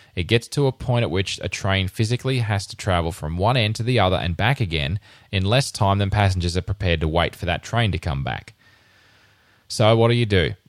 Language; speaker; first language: English; native; English